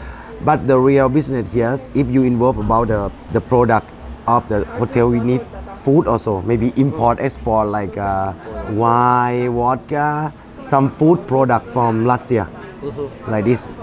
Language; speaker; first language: English; non-native, fluent; Thai